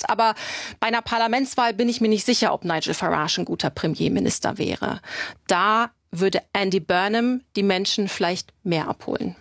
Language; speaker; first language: German; native; German